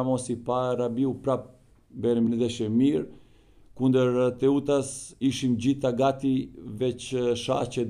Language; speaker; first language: Albanian; non-native, learner; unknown